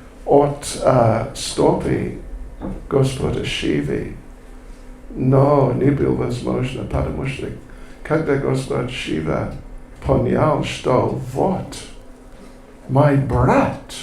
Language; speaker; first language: Russian; non-native, learner; English